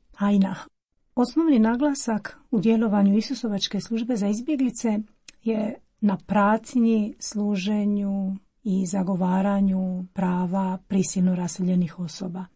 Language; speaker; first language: Croatian; native; Croatian